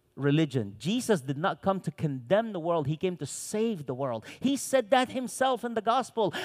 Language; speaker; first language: English; non-native, fluent; Arabic